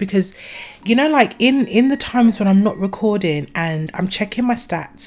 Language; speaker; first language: English; native; English